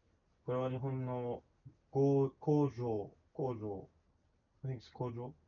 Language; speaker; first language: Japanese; non-native, learner; English